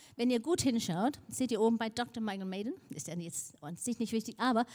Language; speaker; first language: German; non-native, fluent; Danish